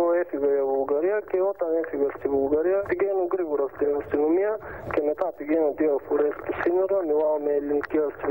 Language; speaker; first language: Greek; non-native, learner; Bulgarian